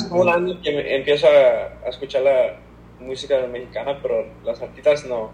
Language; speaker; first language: Spanish; early bilingual, heritage; Spanish